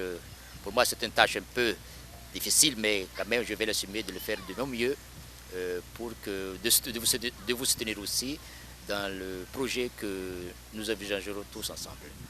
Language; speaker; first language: French; non-native, local second language; Malagasy